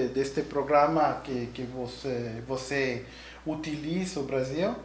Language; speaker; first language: Portuguese; non-native, learner; Spanish